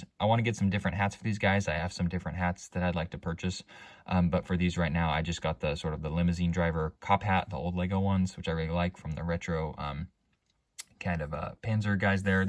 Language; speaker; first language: English; native; English